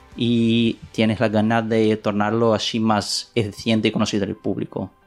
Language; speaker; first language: Spanish; non-native, learner; Portuguese